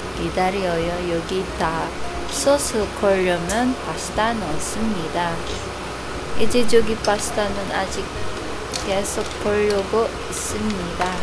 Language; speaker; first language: Korean; non-native, learner; Cebuano